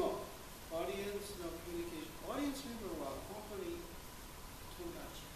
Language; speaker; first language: Japanese; non-native, learner; English